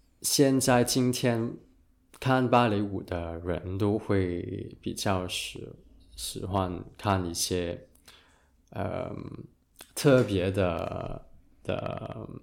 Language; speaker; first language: Chinese; non-native, local second language; Cantonese